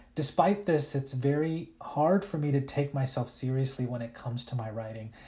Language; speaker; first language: English; early bilingual, other home language; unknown